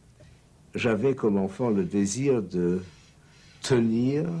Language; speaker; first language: French; non-native, fluent; English